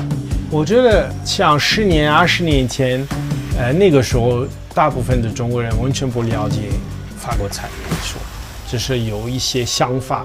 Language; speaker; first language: Chinese; non-native, fluent; French